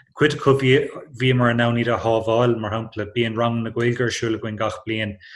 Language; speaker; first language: Irish; non-native, local second language; English